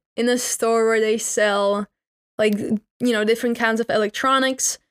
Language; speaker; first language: English; non-native, fluent; Czech